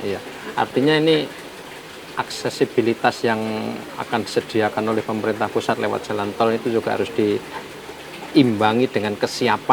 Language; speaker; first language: Indonesian; native; Indonesian